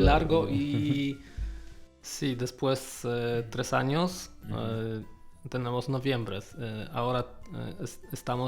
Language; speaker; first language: Spanish; non-native, learner; Polish